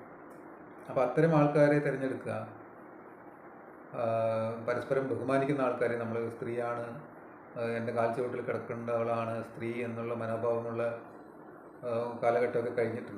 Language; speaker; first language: Malayalam; native; Malayalam